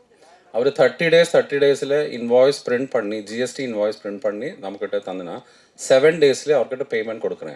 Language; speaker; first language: Tamil; non-native, fluent; Malayalam